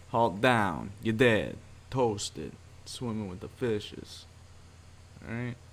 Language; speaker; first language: English; native; English